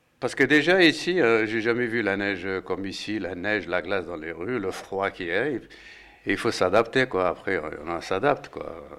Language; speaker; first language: French; non-native, local second language; Arabic